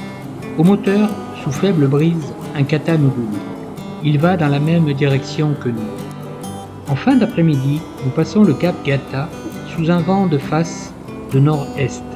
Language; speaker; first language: French; native; French